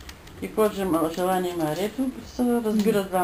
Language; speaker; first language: Bulgarian; native; Bulgarian